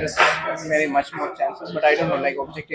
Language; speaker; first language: English; non-native, fluent; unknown